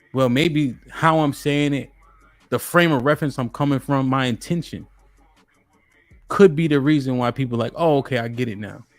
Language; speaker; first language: English; native; English